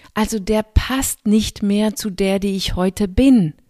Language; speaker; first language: German; non-native, fluent; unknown